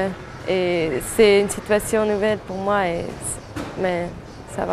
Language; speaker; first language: French; non-native, fluent; German